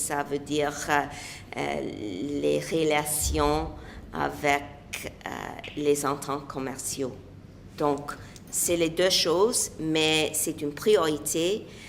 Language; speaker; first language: French; non-native, local second language; English